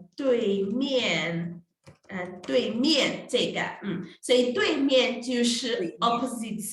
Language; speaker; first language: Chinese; non-native, fluent; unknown